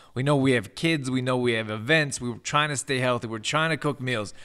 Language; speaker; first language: English; native; English